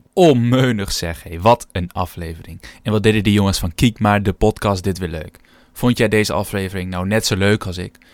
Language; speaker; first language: Dutch; native; Dutch